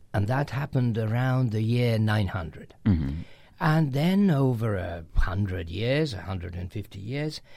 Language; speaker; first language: English; non-native, fluent; Hungarian